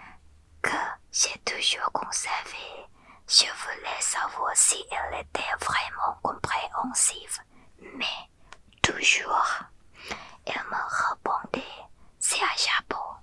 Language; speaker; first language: French; non-native, learner; Thai